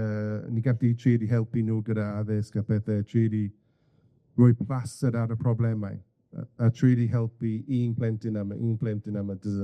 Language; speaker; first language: Welsh; non-native, fluent; English